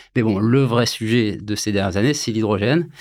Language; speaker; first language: French; native; French